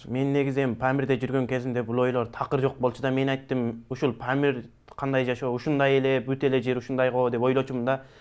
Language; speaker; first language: Kyrgyz; early bilingual, heritage; Kyrgyz